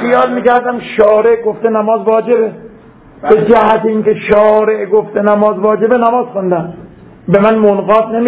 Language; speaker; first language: Persian; native; Persian